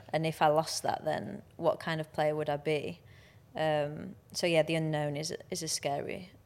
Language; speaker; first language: English; native; English